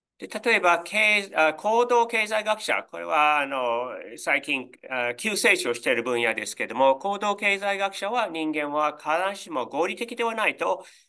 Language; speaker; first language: Japanese; non-native, fluent; English